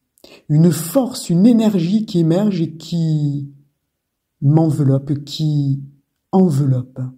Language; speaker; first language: French; native; French